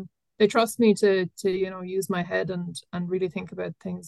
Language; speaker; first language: English; native; English